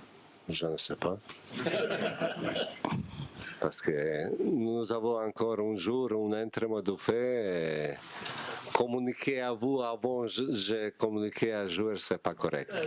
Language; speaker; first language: French; non-native, learner; Bosnian